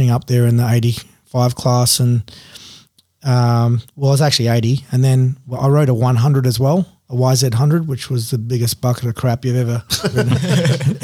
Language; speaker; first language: English; native; English